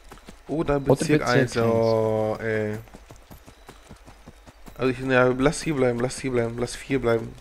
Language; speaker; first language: German; native; German